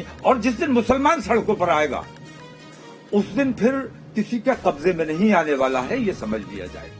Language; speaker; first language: Hindi; native; Hindi